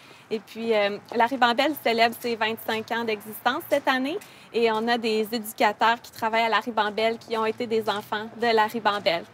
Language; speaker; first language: French; native; French